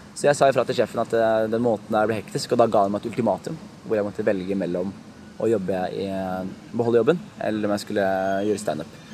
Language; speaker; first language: Norwegian; early bilingual, other home language; Somali